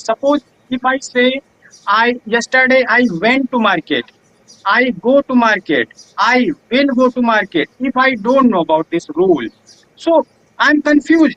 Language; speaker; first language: English; non-native, learner; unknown